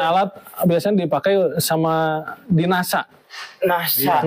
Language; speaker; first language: Indonesian; native; Indonesian